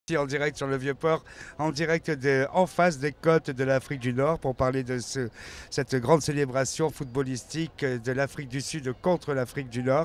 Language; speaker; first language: French; native; French